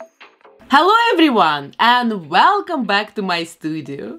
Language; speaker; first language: English; non-native, fluent; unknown